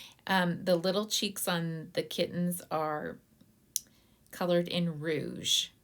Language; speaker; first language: English; native; English